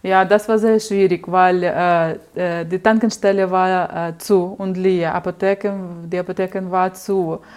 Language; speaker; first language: German; non-native, learner; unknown